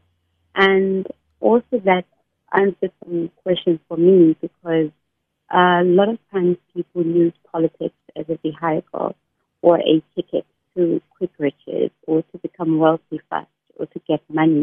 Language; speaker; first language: English; non-native, local second language; Xhosa